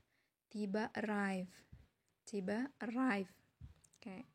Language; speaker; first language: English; non-native, fluent; Indonesian